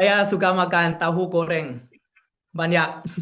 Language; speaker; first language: Indonesian; non-native, learner; Thai